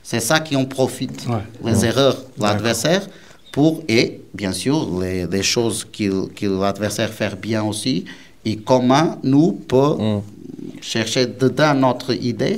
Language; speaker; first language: French; non-native, learner; Portuguese